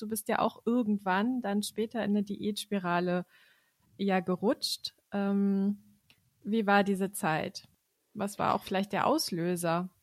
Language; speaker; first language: German; native; German